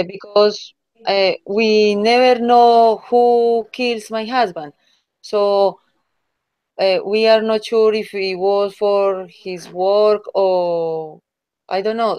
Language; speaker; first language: English; non-native, learner; Spanish